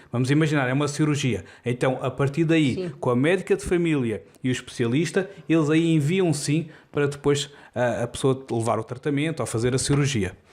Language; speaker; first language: Portuguese; native; Portuguese